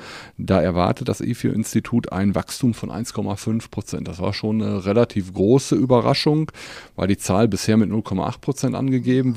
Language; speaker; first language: German; native; German